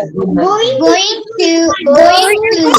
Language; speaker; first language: English; non-native, local second language; Tamil